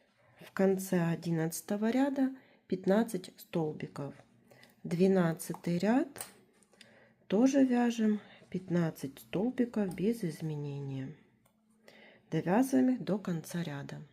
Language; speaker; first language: Russian; native; Russian